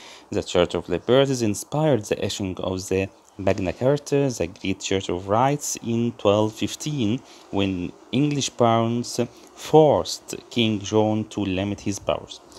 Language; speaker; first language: English; non-native, fluent; Arabic